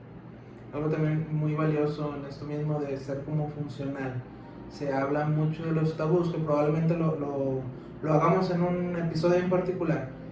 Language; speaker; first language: Spanish; native; Spanish